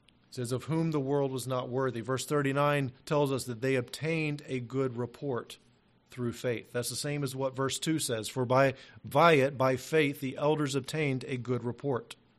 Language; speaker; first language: English; native; English